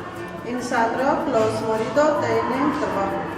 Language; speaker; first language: Spanish; non-native, learner; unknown